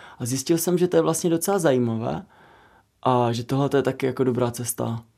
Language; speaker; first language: Czech; native; Czech